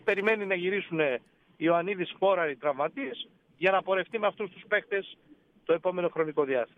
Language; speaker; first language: Greek; native; Greek